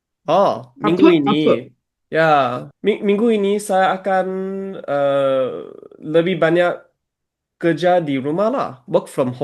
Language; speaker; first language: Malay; early bilingual, heritage; Malay